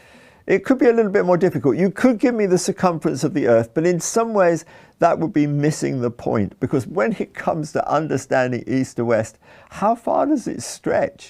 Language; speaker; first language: English; native; English